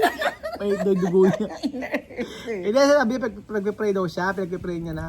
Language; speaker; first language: Filipino; native; Filipino